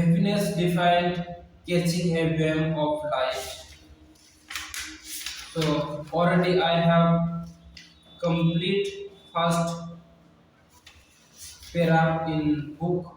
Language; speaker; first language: English; non-native, learner; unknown